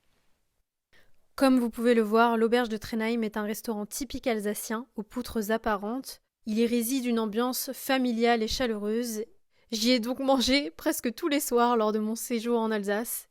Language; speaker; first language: French; native; French